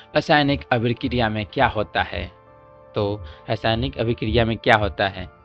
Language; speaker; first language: Hindi; native; Hindi